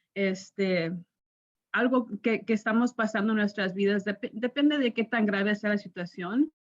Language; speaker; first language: Spanish; early bilingual, other home language; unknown